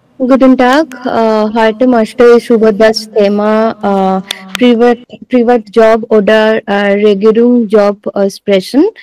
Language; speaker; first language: German; non-native, learner; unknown